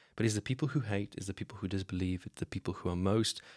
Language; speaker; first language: English; non-native, fluent; Slovenian